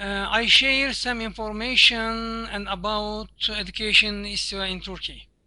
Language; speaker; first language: English; non-native, learner; Turkish